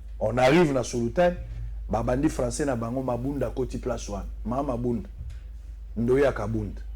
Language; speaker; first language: Lingala; native; Lingala